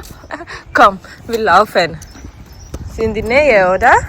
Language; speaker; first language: German; non-native, learner; Telugu